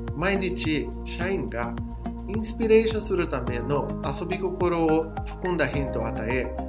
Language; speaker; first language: Japanese; non-native, fluent; Portuguese